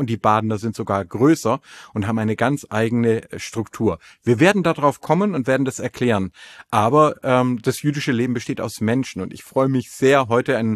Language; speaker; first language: German; native; German